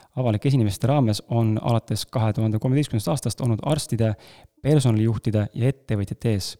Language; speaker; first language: Estonian; native; Estonian